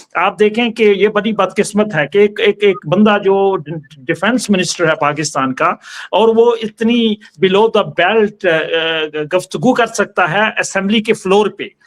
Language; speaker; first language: Urdu; non-native, local second language; Punjabi